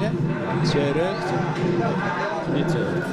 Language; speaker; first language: Dutch; non-native, learner; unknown